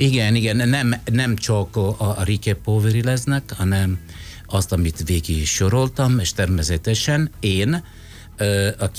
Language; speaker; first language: Hungarian; non-native, fluent; Italian